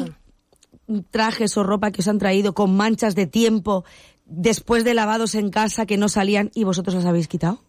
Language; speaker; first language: Spanish; native; Spanish